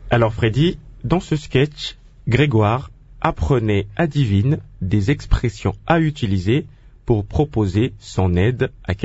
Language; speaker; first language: French; non-native, local second language; Lingala